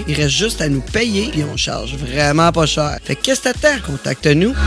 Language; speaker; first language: French; native; French